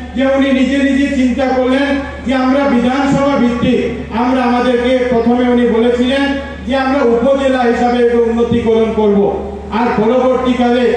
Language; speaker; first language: Bangla; native; Bangla